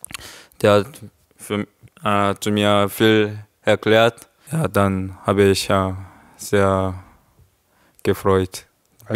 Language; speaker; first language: German; non-native, learner; Korean